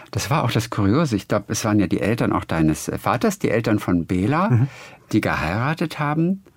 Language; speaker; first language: German; native; German